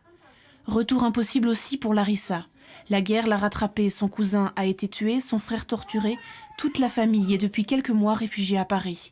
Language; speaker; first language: French; native; French